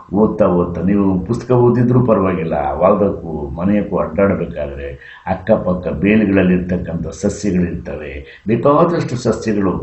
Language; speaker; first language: Kannada; native; Kannada